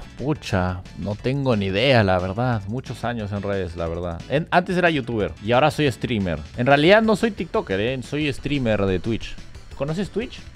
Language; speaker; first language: Spanish; native; Spanish